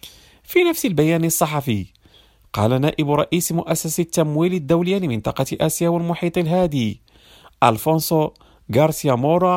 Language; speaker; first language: Arabic; non-native, fluent; Indonesian